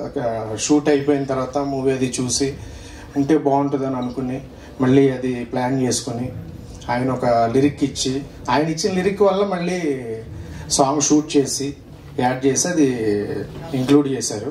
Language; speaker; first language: Telugu; native; Telugu